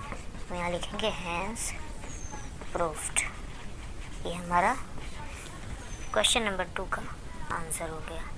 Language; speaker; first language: Hindi; native; Hindi